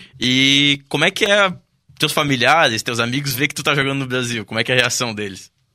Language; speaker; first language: Portuguese; native; Portuguese